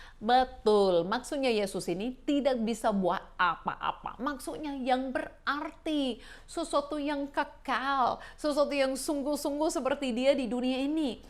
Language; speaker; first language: Indonesian; non-native, fluent; English